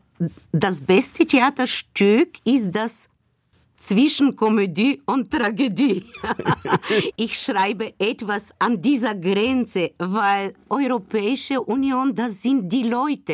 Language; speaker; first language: German; non-native, fluent; Bulgarian